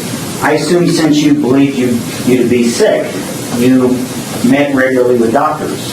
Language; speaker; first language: English; native; English